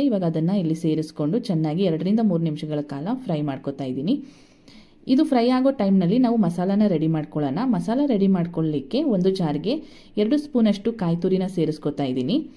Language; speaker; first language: Kannada; native; Kannada